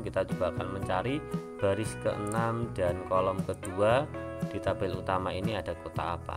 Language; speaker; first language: Indonesian; native; Indonesian